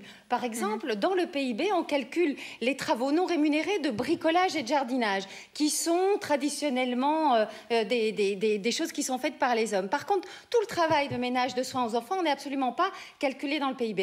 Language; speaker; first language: French; native; French